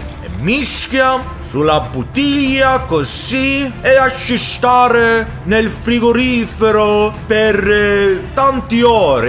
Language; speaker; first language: Italian; non-native, learner; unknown